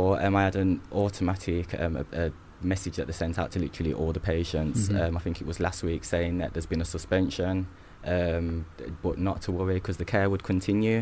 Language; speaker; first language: English; native; English